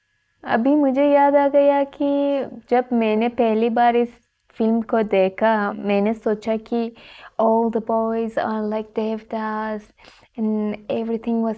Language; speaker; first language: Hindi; non-native, fluent; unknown